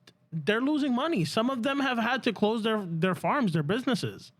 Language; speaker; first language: English; early bilingual, other home language; Spanish